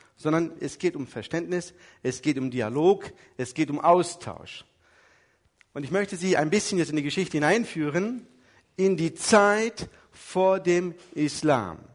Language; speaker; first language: German; early bilingual, other home language; Turkish